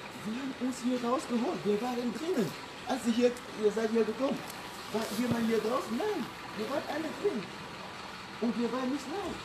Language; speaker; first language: German; non-native, fluent; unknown